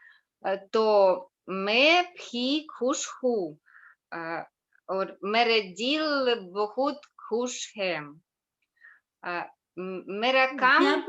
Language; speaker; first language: Hindi; non-native, learner; Russian